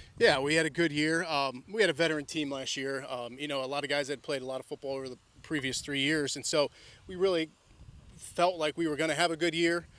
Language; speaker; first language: English; native; English